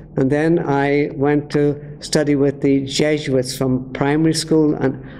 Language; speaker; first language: English; native; English